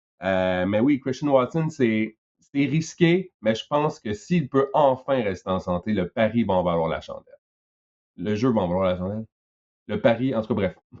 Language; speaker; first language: French; native; French